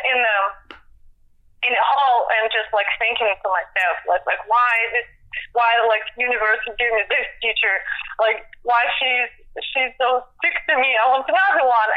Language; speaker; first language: English; non-native, fluent; Russian